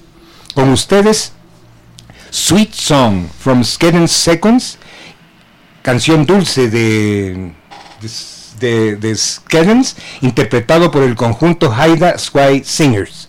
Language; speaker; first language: Spanish; native; Spanish